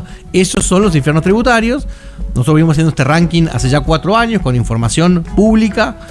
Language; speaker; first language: Spanish; native; Spanish